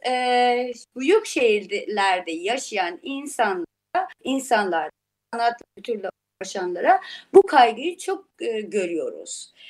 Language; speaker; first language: Turkish; non-native, fluent; Persian